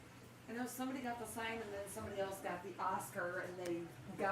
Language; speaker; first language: English; native; English